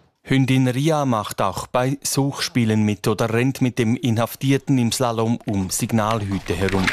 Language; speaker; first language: German; native; German